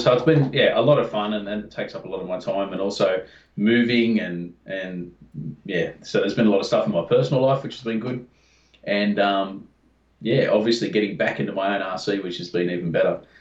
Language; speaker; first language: English; native; English